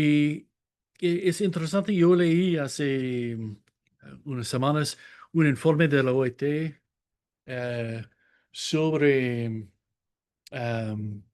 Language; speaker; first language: Spanish; non-native, fluent; English